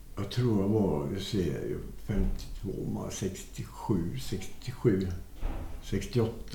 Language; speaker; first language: Swedish; native; Swedish